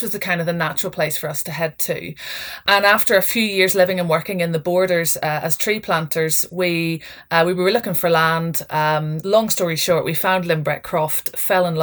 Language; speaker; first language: English; native; English